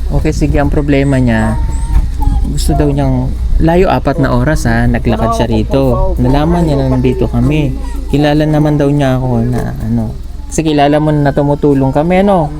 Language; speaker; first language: Filipino; native; Filipino